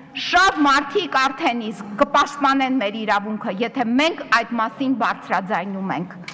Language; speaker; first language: Armenian; native; Armenian